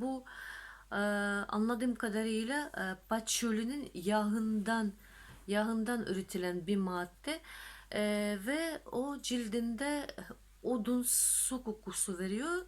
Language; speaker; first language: Turkish; non-native, fluent; Russian